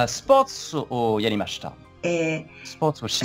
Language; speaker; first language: Japanese; non-native, learner; French